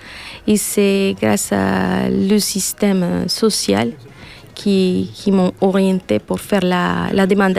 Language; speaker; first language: French; non-native, learner; Spanish